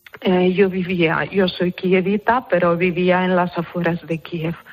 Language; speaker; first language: Spanish; non-native, fluent; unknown